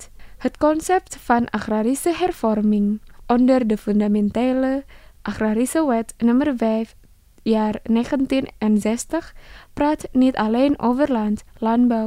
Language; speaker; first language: Dutch; non-native, fluent; Indonesian